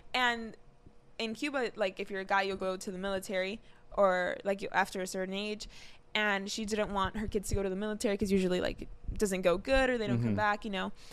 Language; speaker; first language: English; early bilingual, other home language; Spanish